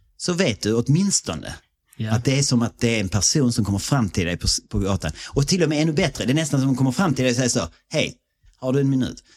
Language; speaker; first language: Swedish; native; Swedish